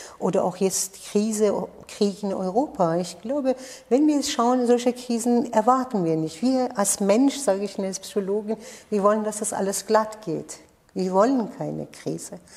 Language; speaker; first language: German; non-native, fluent; Persian